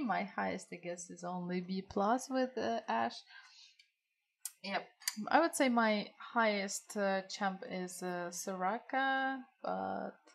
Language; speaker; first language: English; non-native, fluent; Russian